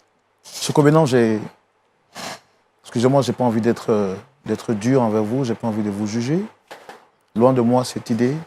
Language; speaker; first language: French; native; French